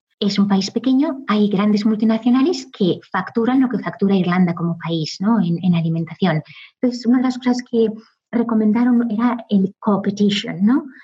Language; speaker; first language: Spanish; native; Spanish